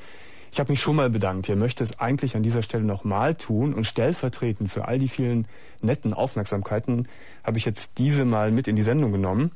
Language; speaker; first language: German; native; German